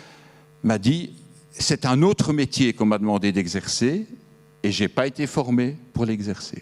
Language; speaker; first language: French; native; French